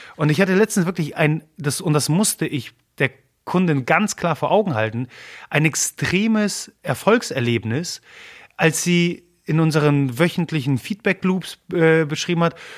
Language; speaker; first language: German; early bilingual, other home language; Polish